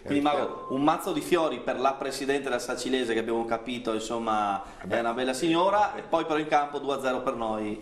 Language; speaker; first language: Italian; native; Italian